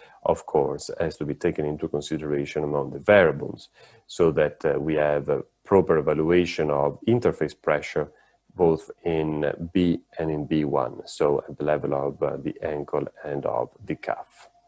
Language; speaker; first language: English; non-native, fluent; Italian